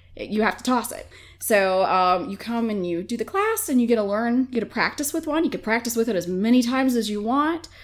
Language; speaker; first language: English; native; English